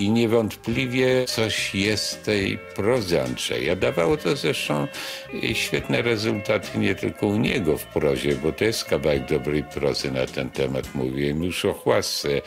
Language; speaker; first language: Polish; native; Polish